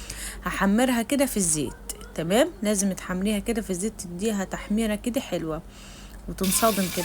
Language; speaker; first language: Arabic; native; Arabic